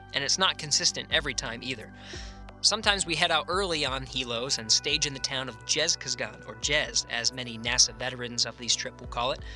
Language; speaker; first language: English; native; English